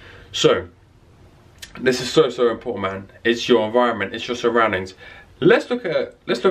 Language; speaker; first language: English; native; English